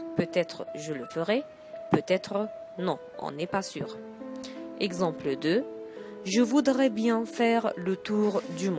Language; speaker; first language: French; non-native, fluent; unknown